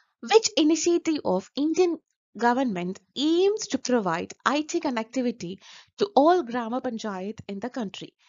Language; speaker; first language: English; non-native, local second language; Malayalam